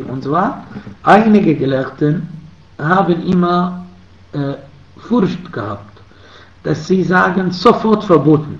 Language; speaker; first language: German; non-native, fluent; Arabic